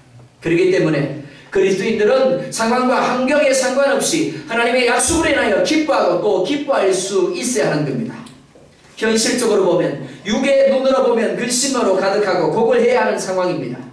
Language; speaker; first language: Korean; native; Korean